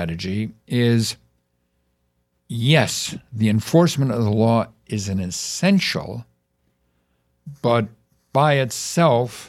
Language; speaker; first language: English; native; English